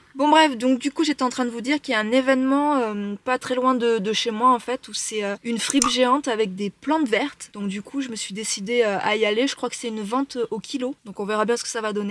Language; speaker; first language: French; native; French